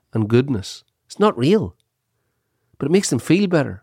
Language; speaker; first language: English; native; English